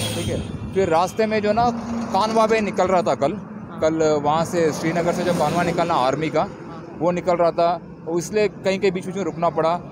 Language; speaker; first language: Hindi; non-native, local second language; Tamil